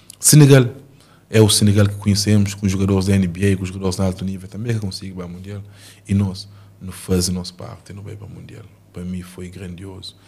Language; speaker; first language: Portuguese; non-native, local second language; Kabuverdianu